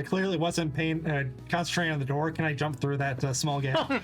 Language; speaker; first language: English; native; English